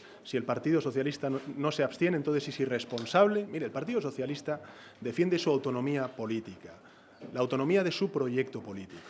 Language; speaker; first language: Spanish; native; Spanish